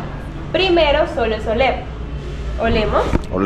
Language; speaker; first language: Spanish; native; Spanish